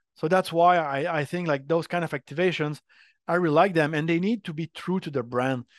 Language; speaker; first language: English; non-native, fluent; French